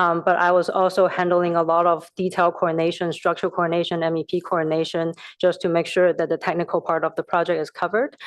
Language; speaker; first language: English; non-native, fluent; Chinese